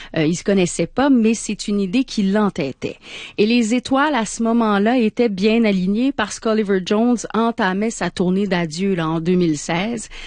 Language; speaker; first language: French; native; French